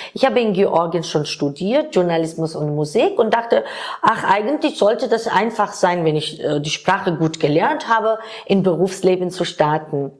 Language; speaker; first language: German; non-native, fluent; Georgian